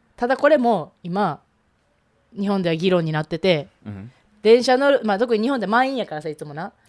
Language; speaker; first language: Japanese; native; Japanese